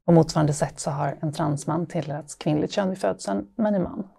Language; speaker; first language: Swedish; native; Swedish